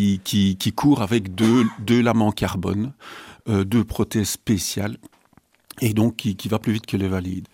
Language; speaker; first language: French; native; French